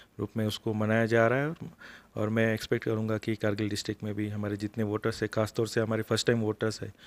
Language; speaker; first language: Hindi; non-native, local second language; Marathi